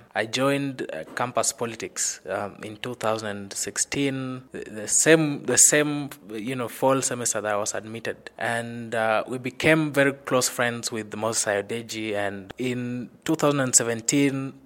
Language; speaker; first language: English; non-native, local second language; Luyia